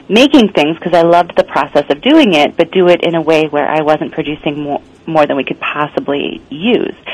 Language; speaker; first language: English; native; English